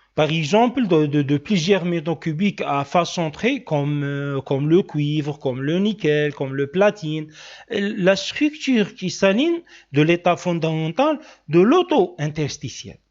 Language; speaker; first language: French; non-native, local second language; Arabic